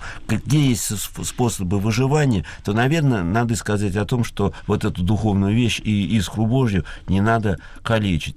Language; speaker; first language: Russian; native; Russian